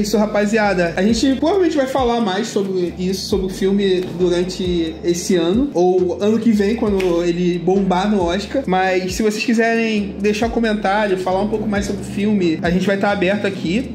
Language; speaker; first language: Portuguese; native; Portuguese